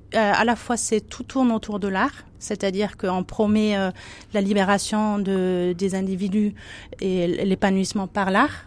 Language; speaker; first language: French; non-native, fluent; German